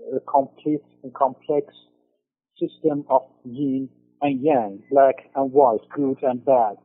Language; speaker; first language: English; non-native, fluent; Persian